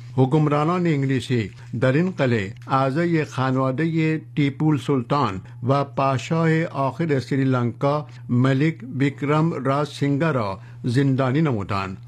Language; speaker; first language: Persian; non-native, fluent; Urdu